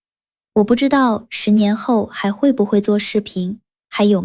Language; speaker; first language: Chinese; non-native, fluent; Vietnamese